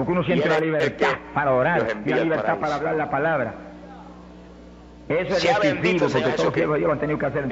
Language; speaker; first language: Spanish; native; Spanish